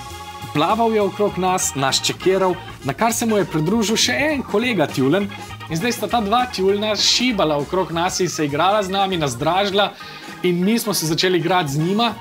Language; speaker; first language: Slovenian; native; Slovenian